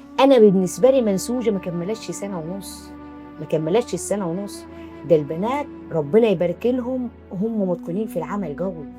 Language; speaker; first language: Egyptian Arabic; native; Egyptian Arabic